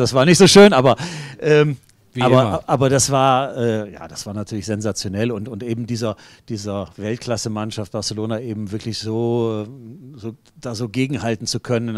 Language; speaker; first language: German; native; German